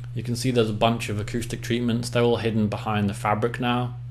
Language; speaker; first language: English; native; English